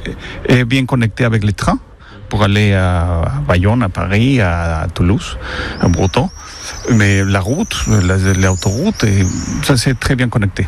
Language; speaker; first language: French; non-native, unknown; Spanish